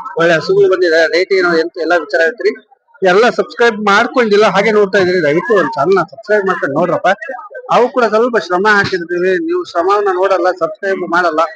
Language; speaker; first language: Kannada; native; Kannada